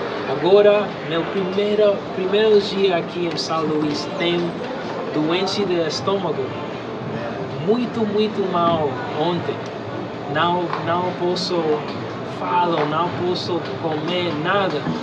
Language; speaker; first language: Portuguese; non-native, learner; English